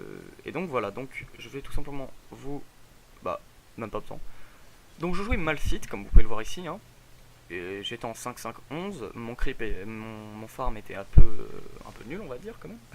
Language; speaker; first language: French; native; French